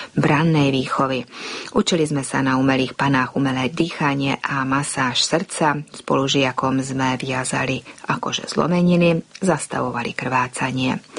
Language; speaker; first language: Slovak; early bilingual, heritage; Slovak